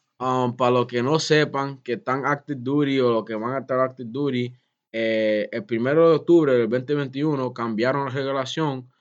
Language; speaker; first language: Spanish; early bilingual, heritage; Spanish